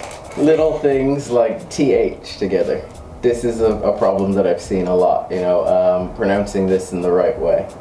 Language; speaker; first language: English; native; English